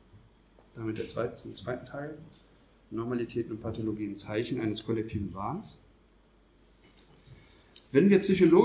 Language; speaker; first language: German; native; German